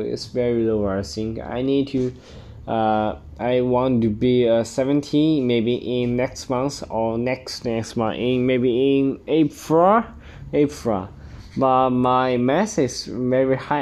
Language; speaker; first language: English; non-native, learner; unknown